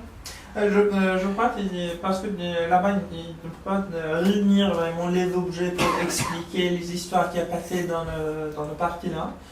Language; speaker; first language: French; non-native, learner; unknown